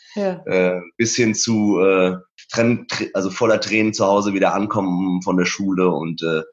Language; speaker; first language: German; early bilingual, other home language; Persian